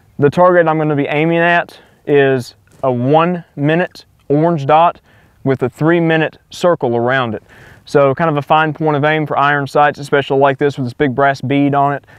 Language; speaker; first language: English; native; English